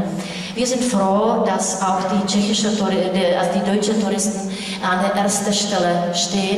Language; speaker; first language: German; non-native, fluent; Czech